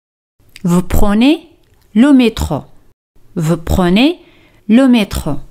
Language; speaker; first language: French; non-native, fluent; Spanish